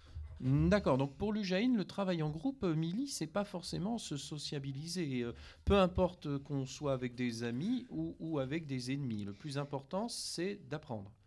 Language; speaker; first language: French; native; French